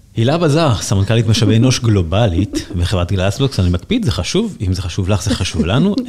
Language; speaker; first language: Hebrew; native; Hebrew